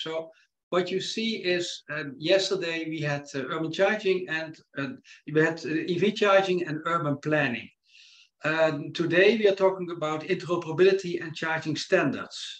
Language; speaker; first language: English; non-native, fluent; Dutch